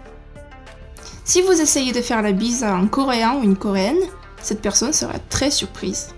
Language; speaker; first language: French; native; French